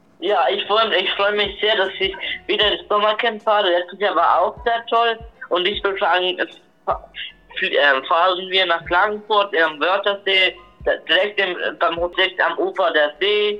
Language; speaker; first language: German; early bilingual, other home language; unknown